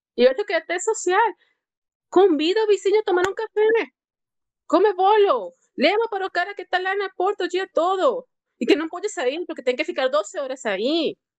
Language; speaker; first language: Portuguese; non-native, fluent; Spanish